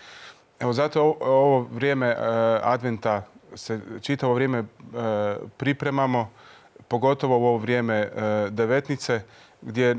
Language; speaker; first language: Croatian; native; Croatian